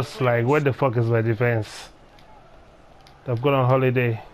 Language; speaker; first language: English; native; English